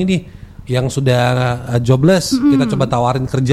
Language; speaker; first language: Indonesian; native; Indonesian